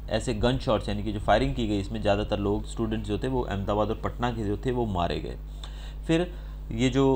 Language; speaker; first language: Hindi; non-native, local second language; Gujarati